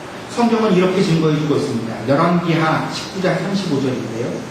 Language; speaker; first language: Korean; native; Korean